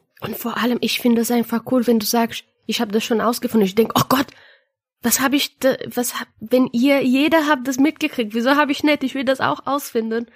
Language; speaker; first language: German; non-native, learner; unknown